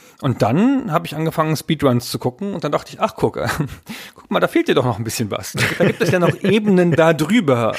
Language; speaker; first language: German; native; German